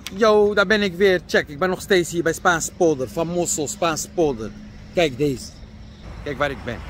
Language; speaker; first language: Dutch; non-native, fluent; Arabic